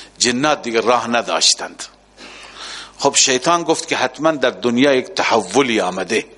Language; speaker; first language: Persian; native; Persian